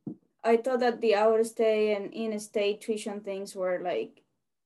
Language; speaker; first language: English; non-native, fluent; Spanish